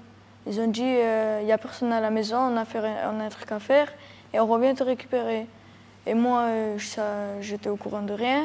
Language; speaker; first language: French; early bilingual, other home language; Georgian